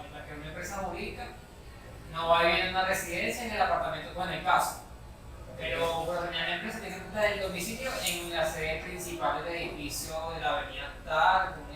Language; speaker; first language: Spanish; native; Spanish